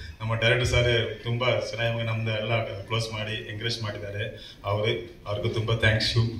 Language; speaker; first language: Kannada; non-native, learner; Tamil